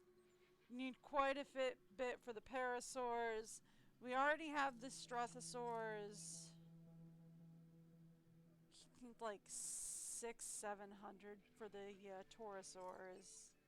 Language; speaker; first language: English; native; English